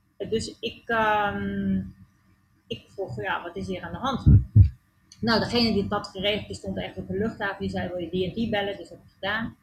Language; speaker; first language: Dutch; native; Dutch